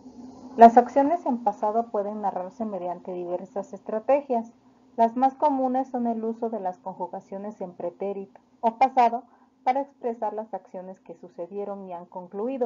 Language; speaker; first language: Spanish; native; Spanish